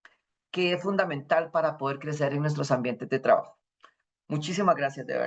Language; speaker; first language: Spanish; native; Spanish